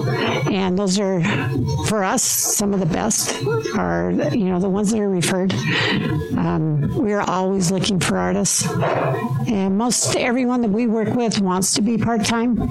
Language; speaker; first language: English; native; English